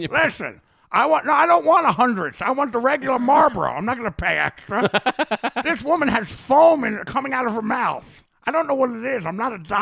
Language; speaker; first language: English; native; English